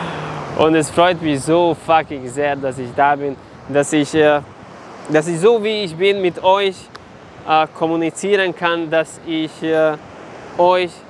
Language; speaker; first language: German; non-native, fluent; Serbian